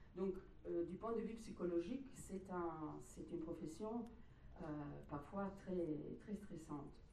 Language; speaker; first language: French; non-native, fluent; Italian